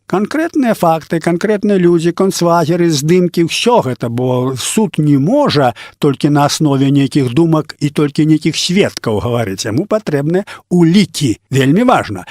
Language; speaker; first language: Belarusian; native; Belarusian